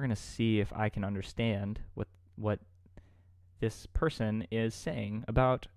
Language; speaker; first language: English; native; English